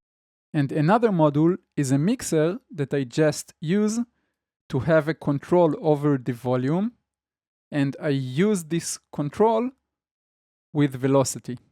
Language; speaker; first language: English; non-native, fluent; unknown